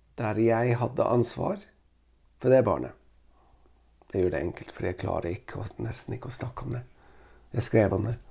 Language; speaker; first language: Norwegian; non-native, fluent; Italian